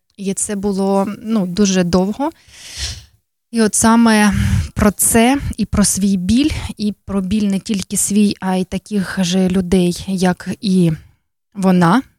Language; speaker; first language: Ukrainian; native; Ukrainian